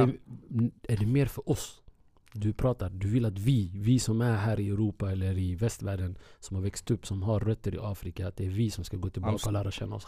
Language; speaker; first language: Swedish; early bilingual, other home language; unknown